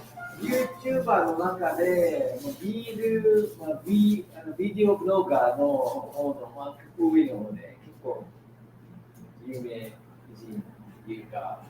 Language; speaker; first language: Japanese; non-native, learner; English